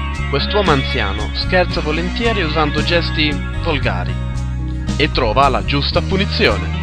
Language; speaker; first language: Italian; native; Italian